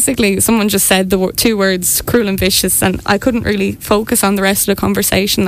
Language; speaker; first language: English; native; English